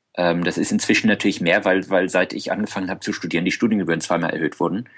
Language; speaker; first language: German; native; German